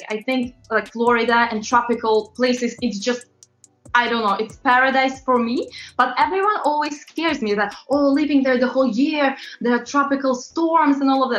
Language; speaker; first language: English; non-native, fluent; Latvian